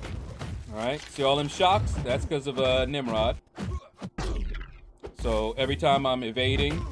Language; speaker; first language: English; native; English